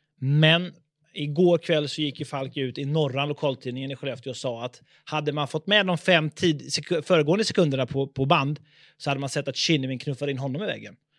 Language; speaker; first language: Swedish; native; Swedish